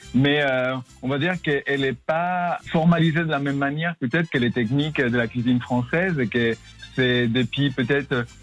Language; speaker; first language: French; non-native, fluent; Spanish